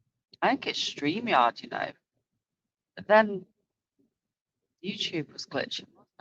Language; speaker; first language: English; native; English